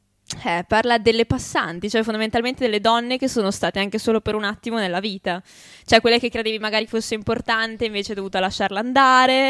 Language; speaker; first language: Italian; native; Italian